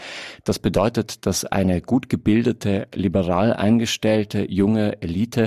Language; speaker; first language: German; native; German